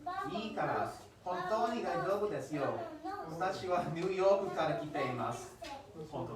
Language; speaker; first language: Japanese; non-native, fluent; English